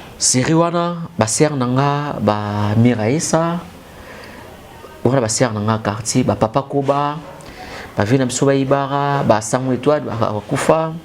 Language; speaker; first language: Lingala; native; Lingala